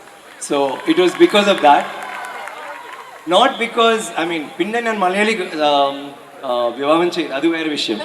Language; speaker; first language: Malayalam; non-native, learner; Tamil